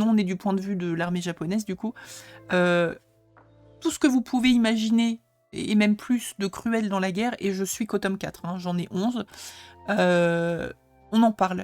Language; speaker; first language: French; native; French